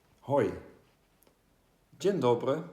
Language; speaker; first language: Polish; non-native, fluent; Dutch